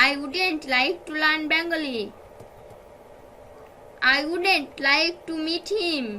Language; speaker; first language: English; non-native, fluent; Bangla